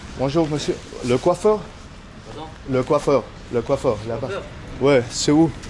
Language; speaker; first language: French; non-native, learner; Spanish